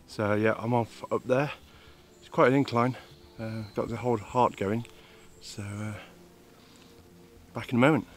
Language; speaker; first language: English; native; English